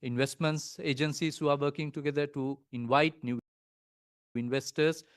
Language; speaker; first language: English; non-native, local second language; Sinhala